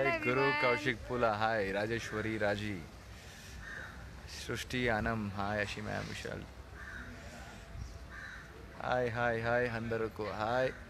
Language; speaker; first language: Telugu; non-native, learner; Arabic